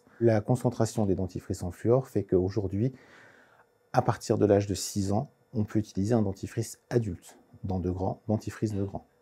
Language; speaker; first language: French; native; French